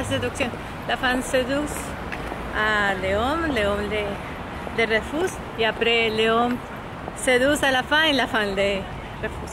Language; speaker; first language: French; non-native, learner; Spanish